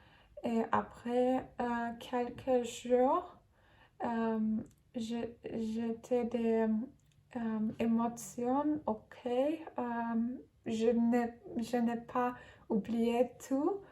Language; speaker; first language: French; non-native, learner; Turkish